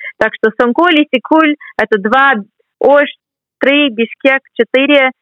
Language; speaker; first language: Russian; non-native, fluent; English